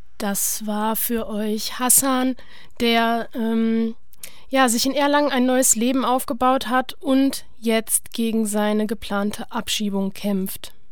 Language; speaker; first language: German; native; German